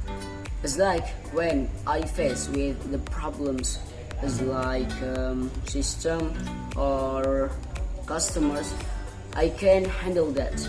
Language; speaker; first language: English; non-native, learner; Indonesian